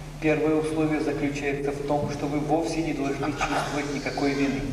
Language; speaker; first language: Russian; native; Russian